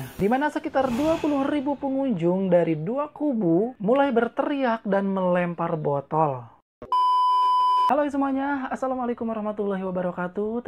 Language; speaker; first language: Indonesian; native; Indonesian